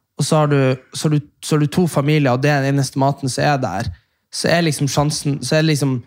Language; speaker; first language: Norwegian; native; Norwegian